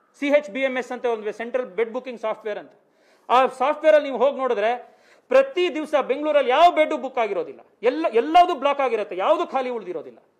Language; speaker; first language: Kannada; native; Kannada